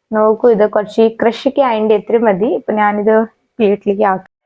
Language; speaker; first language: Malayalam; native; Malayalam